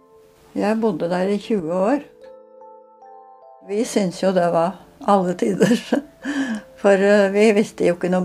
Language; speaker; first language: Norwegian; native; Norwegian